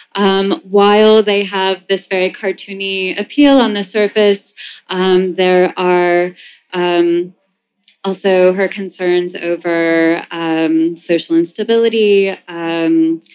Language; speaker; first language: English; native; English